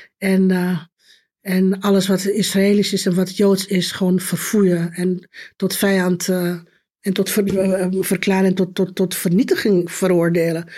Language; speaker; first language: Dutch; non-native, fluent; Romanian